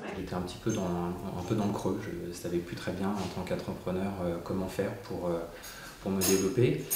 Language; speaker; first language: French; native; French